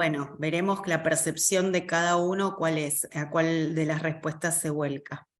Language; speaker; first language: Spanish; native; Spanish